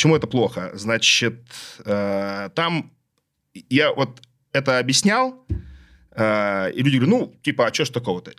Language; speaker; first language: Russian; native; Russian